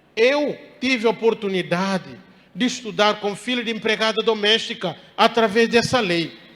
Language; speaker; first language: Portuguese; non-native, local second language; Upper Guinea Crioulo